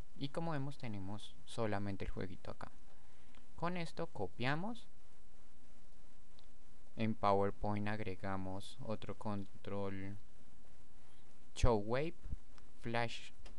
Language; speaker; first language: Spanish; native; Spanish